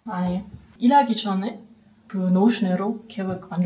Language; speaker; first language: Korean; non-native, learner; German